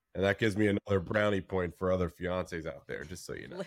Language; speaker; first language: English; native; English